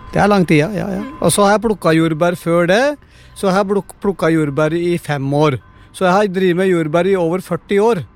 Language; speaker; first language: Norwegian; non-native, fluent; Punjabi